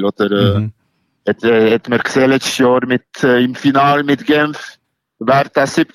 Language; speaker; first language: German; non-native, local second language; French